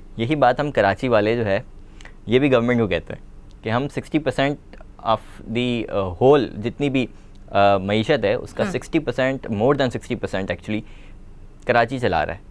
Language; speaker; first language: Urdu; native; Urdu